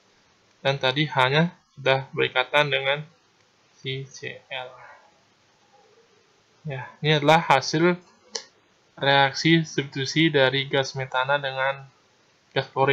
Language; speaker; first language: Indonesian; native; Indonesian